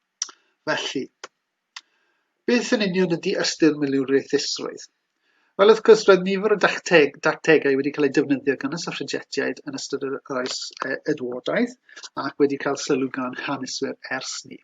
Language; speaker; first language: Welsh; native; Welsh